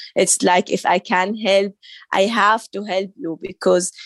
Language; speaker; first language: English; non-native, learner; Arabic